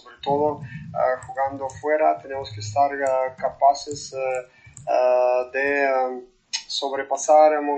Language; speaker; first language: Spanish; non-native, fluent; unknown